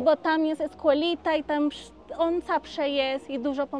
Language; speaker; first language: Polish; non-native, learner; Spanish